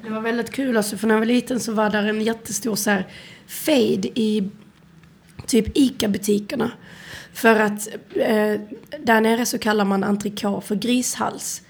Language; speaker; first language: Swedish; native; Swedish